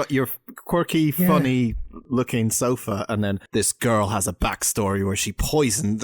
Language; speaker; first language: English; native; English